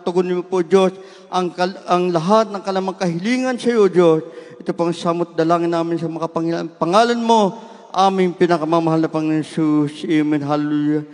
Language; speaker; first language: Filipino; native; Filipino